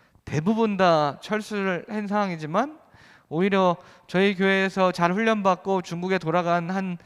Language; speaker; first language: Korean; native; Korean